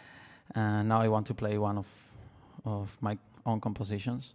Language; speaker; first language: English; non-native, learner; Spanish